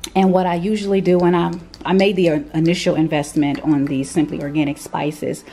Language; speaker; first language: English; native; English